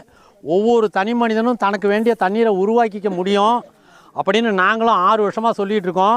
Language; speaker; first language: Tamil; native; Tamil